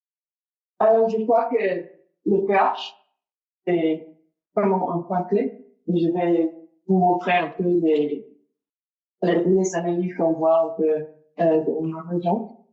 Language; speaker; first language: French; non-native, fluent; English